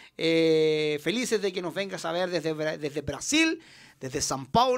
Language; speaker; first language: Spanish; native; Spanish